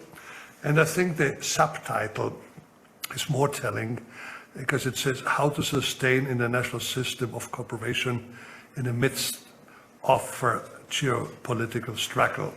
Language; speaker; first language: English; non-native, fluent; German